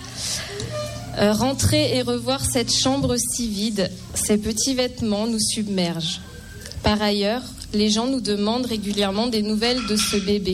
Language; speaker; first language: French; native; French